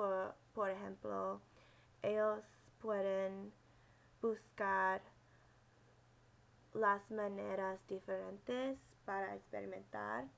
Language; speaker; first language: Spanish; non-native, learner; English